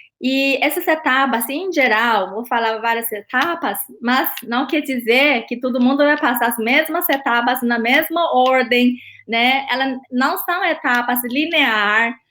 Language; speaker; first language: Portuguese; non-native, fluent; Chinese